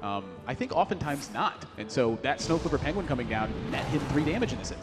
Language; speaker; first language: English; native; English